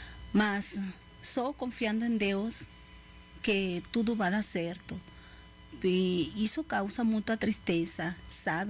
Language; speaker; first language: Portuguese; non-native, fluent; Spanish